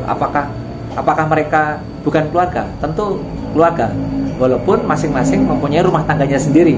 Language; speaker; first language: Indonesian; non-native, local second language; Sundanese